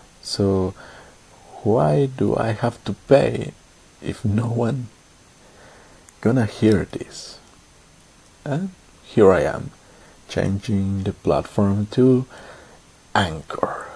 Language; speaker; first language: English; non-native, learner; Spanish